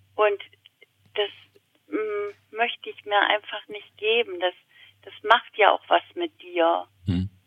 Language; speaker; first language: German; early bilingual, other home language; Italian